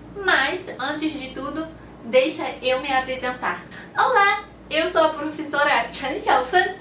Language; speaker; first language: Portuguese; non-native, fluent; Chinese